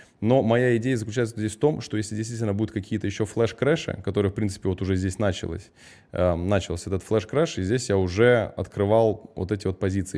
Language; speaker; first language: Russian; early bilingual, heritage; Russian